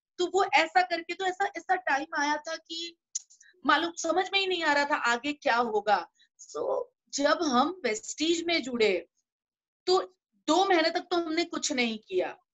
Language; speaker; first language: Hindi; non-native, local second language; Gujarati